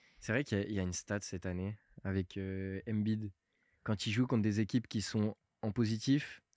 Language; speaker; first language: French; early bilingual, other home language; Portuguese